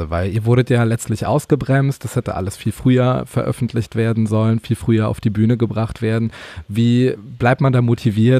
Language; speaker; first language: German; native; German